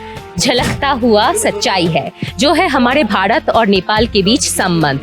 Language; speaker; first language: Hindi; native; Hindi